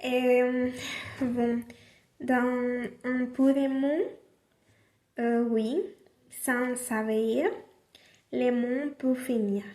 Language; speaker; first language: French; non-native, learner; Spanish